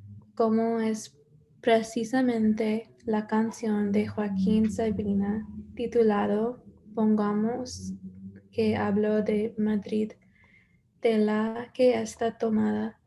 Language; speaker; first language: Spanish; non-native, learner; English